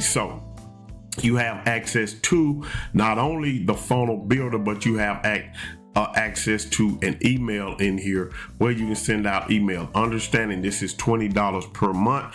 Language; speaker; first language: English; native; English